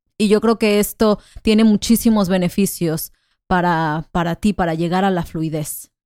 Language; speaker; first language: Spanish; non-native, fluent; English